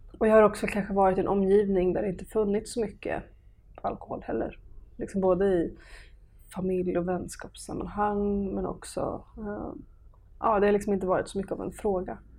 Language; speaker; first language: Swedish; early bilingual, other home language; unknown